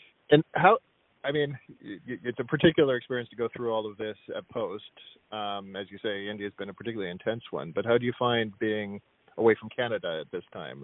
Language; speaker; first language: English; native; English